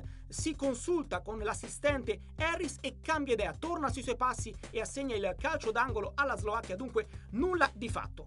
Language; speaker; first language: Italian; native; Italian